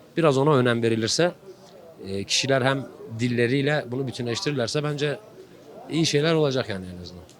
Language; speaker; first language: Turkish; non-native, local second language; Kurdish